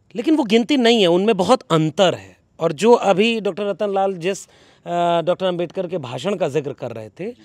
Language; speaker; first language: Hindi; native; Hindi